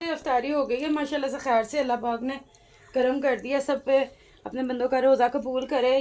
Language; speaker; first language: Urdu; non-native, local second language; Punjabi